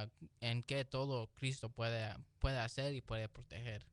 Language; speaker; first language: Spanish; early bilingual, heritage; Spanish